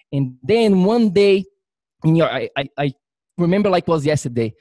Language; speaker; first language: English; non-native, fluent; Portuguese